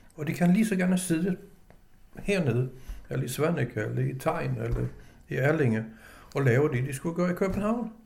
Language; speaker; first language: Danish; native; Danish